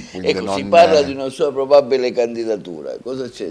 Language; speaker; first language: Italian; native; Italian